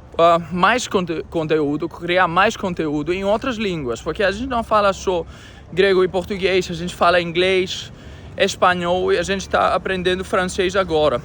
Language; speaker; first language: Portuguese; non-native, fluent; Greek